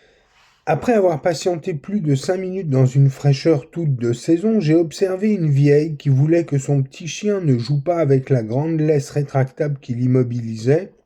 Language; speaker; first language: French; native; French